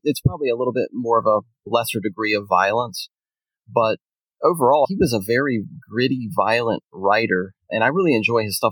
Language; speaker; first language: English; native; English